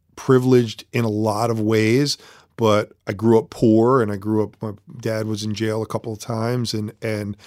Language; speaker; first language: English; native; English